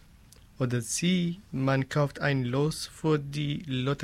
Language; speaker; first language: German; non-native, learner; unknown